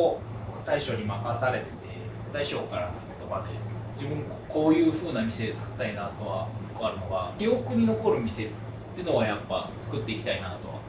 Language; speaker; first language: Japanese; native; Japanese